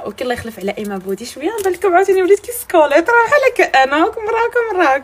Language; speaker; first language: Arabic; native; Arabic